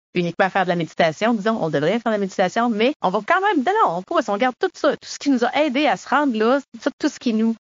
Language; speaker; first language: French; native; French